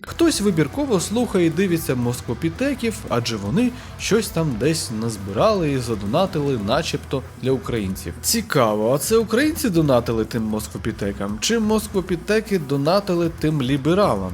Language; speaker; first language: Ukrainian; native; Ukrainian